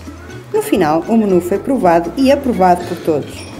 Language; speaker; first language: Portuguese; native; Portuguese